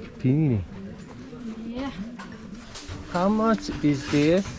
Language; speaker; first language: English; non-native, learner; Korean